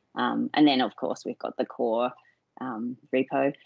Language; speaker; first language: English; native; English